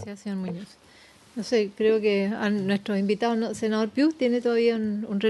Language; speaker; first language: Spanish; native; Spanish